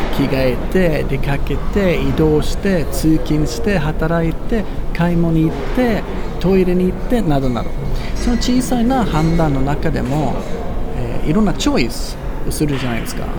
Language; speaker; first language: Japanese; non-native, fluent; Swedish